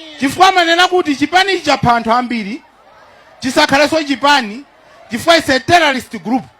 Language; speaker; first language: Nyanja; non-native, local second language; Tumbuka